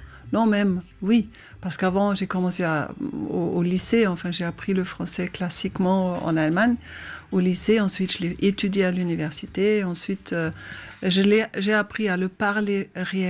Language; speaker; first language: French; non-native, fluent; German